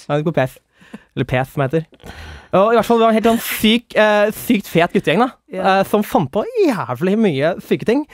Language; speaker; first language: Norwegian; native; Norwegian